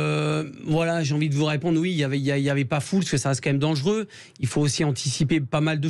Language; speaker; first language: French; native; French